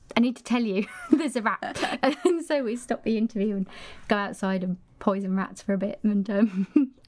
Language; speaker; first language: English; native; English